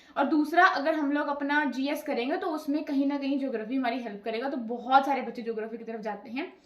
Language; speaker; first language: Hindi; non-native, local second language; Punjabi